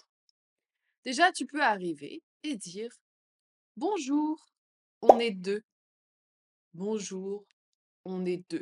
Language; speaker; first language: French; native; French